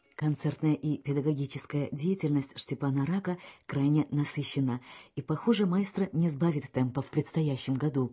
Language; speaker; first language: Russian; native; Russian